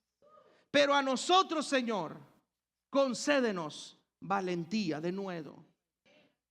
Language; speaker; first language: Spanish; native; Spanish